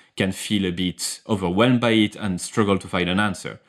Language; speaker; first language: English; non-native, fluent; French